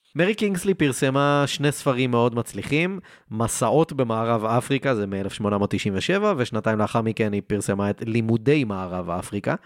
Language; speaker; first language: Hebrew; native; Hebrew